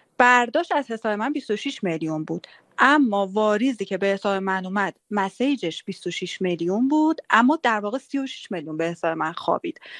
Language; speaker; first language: Persian; native; Persian